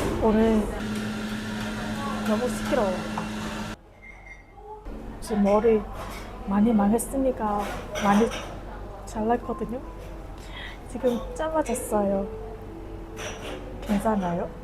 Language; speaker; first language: Korean; non-native, learner; Vietnamese